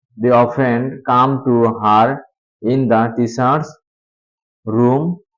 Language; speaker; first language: English; non-native, local second language; Bangla